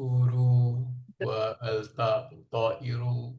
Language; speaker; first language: Arabic; non-native, learner; Malay